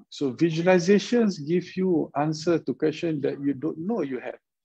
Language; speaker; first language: English; non-native, local second language; Malay